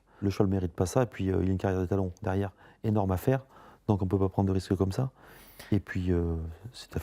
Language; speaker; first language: French; native; French